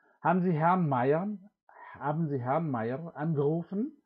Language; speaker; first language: German; non-native, fluent; Indonesian